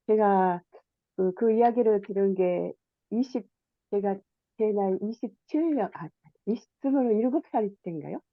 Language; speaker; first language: Korean; non-native, fluent; Japanese